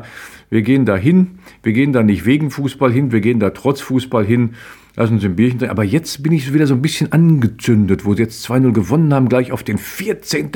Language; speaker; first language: German; native; German